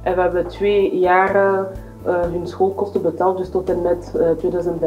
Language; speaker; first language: Dutch; non-native, learner; French